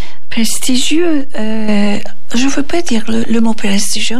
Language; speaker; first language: French; non-native, fluent; Turkish